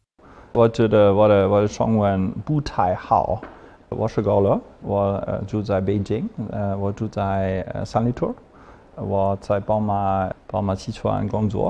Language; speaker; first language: Chinese; non-native, learner; German